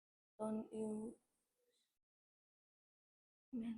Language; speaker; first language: English; non-native, learner; Vietnamese